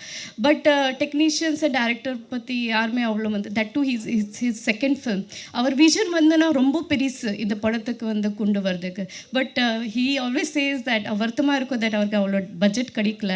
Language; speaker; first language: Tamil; non-native, learner; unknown